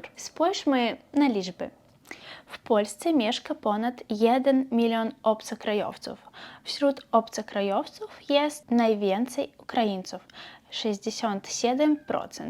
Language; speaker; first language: Polish; non-native, learner; Belarusian